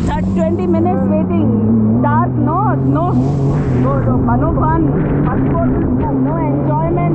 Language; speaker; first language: English; non-native, learner; Hindi